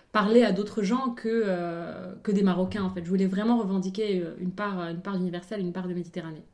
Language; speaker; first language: French; non-native, local second language; Arabic